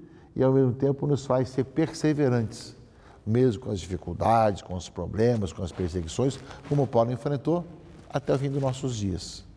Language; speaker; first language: Portuguese; native; Portuguese